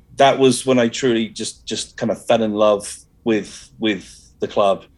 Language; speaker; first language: English; native; English